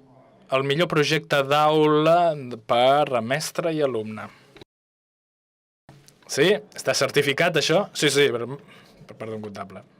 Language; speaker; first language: Catalan; non-native, fluent; English